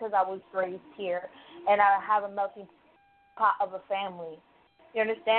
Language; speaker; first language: English; early bilingual, other home language; Spanish